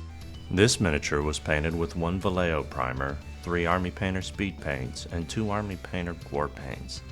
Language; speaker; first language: English; native; English